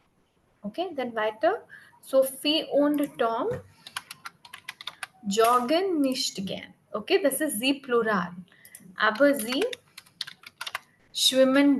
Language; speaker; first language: German; non-native, learner; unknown